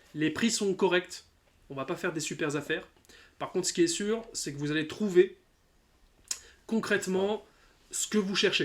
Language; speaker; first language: French; native; French